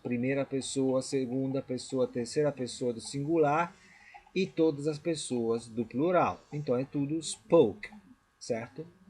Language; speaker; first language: Portuguese; non-native, fluent; Italian